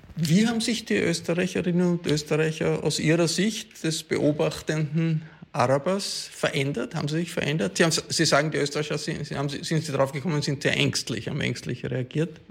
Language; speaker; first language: German; native; German